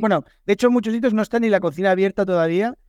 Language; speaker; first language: Spanish; native; Spanish